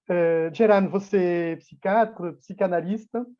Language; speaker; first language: Portuguese; non-native, fluent; French